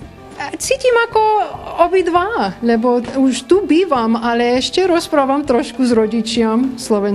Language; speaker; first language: Slovak; early bilingual, heritage; Slovak